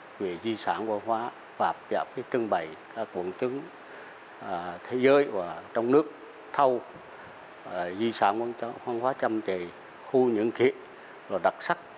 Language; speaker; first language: Vietnamese; non-native, local second language; Eastern Cham